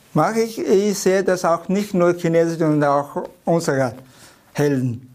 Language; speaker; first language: German; non-native, fluent; Chinese